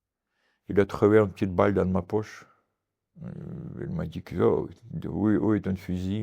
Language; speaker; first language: French; non-native, fluent; Russian